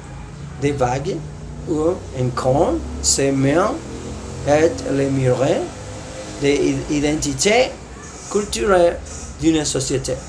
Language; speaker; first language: French; non-native, learner; Spanish